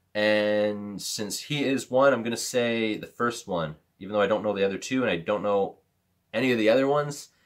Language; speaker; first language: English; native; English